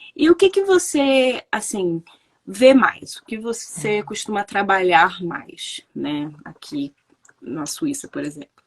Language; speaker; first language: Portuguese; native; Portuguese